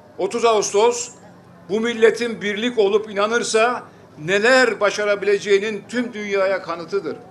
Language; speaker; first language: Turkish; native; Turkish